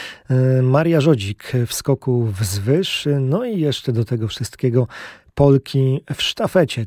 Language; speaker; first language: Polish; native; Polish